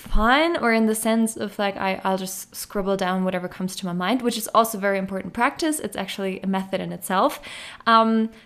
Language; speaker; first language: English; non-native, fluent; German